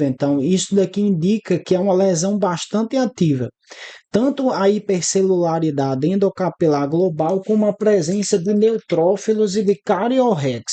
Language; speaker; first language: Portuguese; native; Portuguese